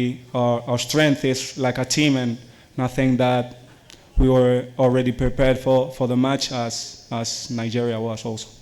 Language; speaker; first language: English; non-native, learner; Spanish